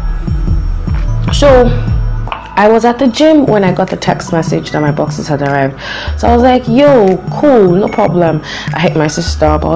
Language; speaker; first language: English; non-native, local second language; Yoruba